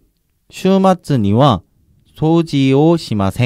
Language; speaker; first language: Japanese; non-native, learner; Korean